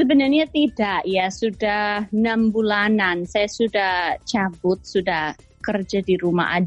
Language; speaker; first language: Indonesian; non-native, fluent; English